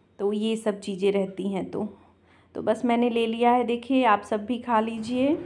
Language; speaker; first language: Hindi; native; Hindi